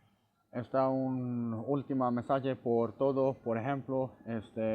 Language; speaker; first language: Spanish; non-native, learner; English